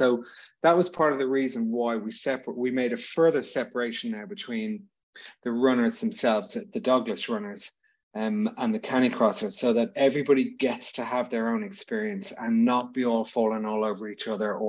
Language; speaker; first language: English; native; English